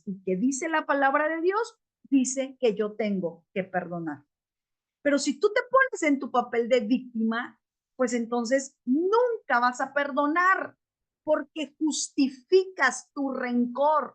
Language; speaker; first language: Spanish; native; Spanish